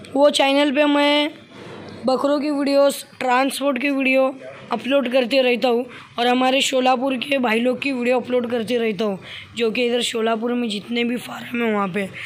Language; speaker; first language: Hindi; non-native, local second language; Urdu